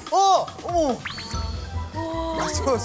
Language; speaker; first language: Korean; native; Korean